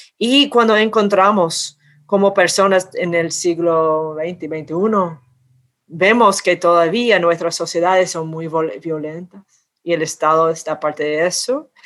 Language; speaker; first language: Spanish; non-native, fluent; English